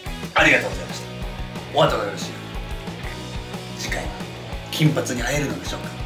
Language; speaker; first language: Japanese; native; Japanese